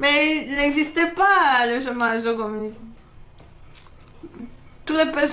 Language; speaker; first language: French; non-native, fluent; Romanian